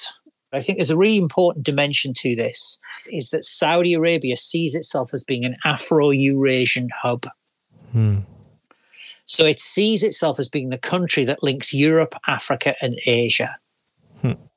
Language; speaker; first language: English; native; English